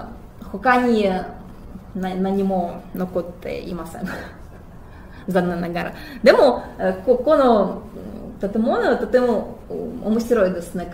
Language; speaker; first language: Japanese; non-native, fluent; Russian